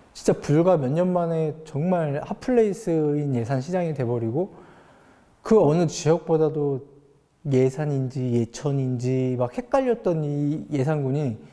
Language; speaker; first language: Korean; native; Korean